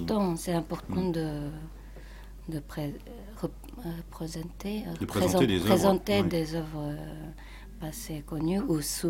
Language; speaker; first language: French; non-native, fluent; Japanese